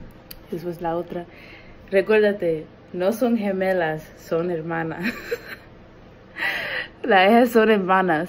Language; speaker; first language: Spanish; early bilingual, heritage; Spanish